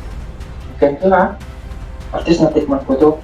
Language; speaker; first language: Filipino; non-native, local second language; Cebuano